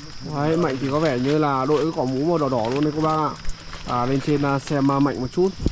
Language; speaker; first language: Vietnamese; native; Vietnamese